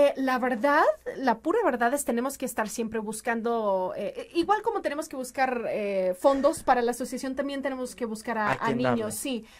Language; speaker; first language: Spanish; non-native, fluent; English